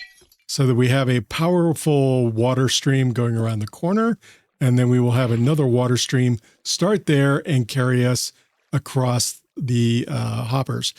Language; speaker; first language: English; native; English